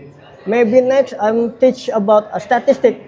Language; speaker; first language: English; non-native, learner; Indonesian